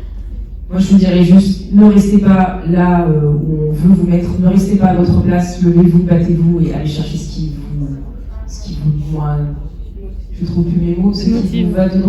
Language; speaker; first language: French; native; French